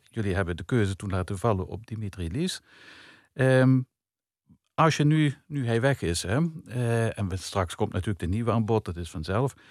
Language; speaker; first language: Dutch; native; Dutch